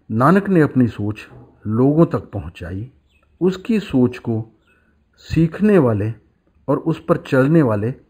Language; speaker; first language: Hindi; non-native, local second language; Punjabi